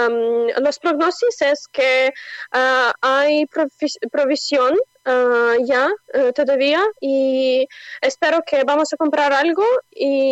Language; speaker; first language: Spanish; non-native, fluent; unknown